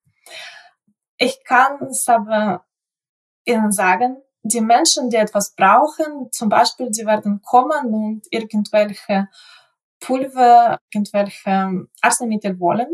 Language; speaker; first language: German; non-native, local second language; Ukrainian